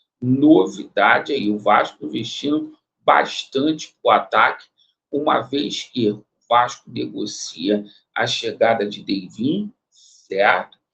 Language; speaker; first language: Portuguese; native; Portuguese